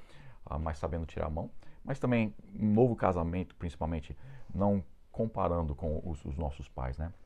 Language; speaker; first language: Portuguese; non-native, fluent; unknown